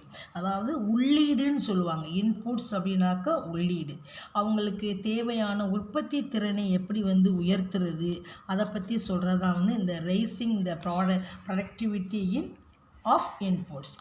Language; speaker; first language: Tamil; native; Tamil